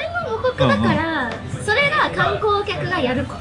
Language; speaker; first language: Japanese; non-native, fluent; English